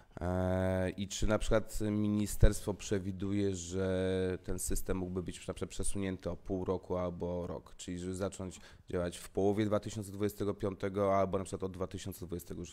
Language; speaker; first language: Polish; native; Polish